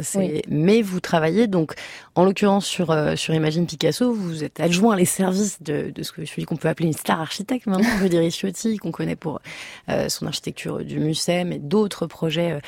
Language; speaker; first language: French; native; French